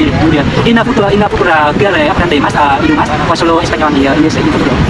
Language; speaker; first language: Spanish; non-native, learner; Vietnamese